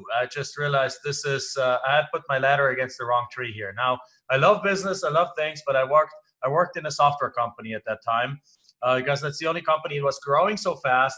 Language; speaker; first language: English; non-native, fluent; German